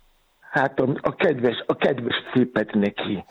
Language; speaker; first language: Hungarian; non-native, fluent; Yoruba